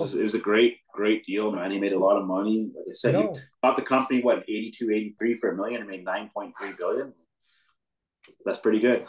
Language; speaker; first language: English; native; English